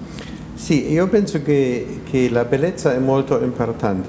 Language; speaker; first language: Italian; non-native, fluent; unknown